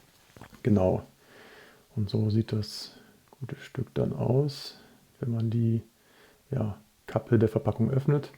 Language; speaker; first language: German; native; German